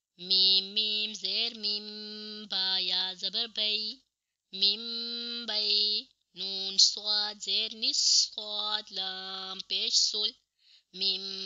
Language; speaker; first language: Urdu; native; Urdu